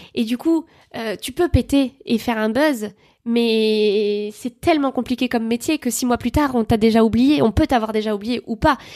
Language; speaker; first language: French; native; French